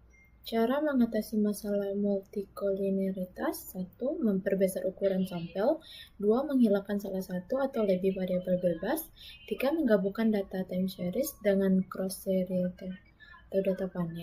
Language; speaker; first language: Indonesian; native; Indonesian